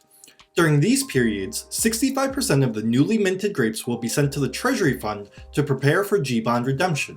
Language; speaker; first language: English; native; English